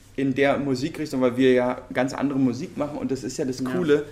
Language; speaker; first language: German; native; German